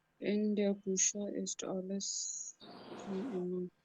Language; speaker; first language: German; non-native, learner; Urdu